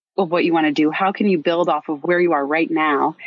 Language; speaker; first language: English; native; English